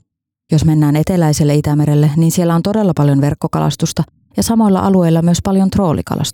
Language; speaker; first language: Finnish; native; Finnish